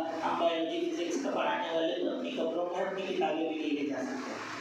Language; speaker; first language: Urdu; non-native, local second language; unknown